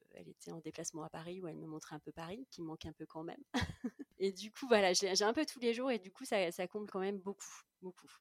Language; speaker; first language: French; native; French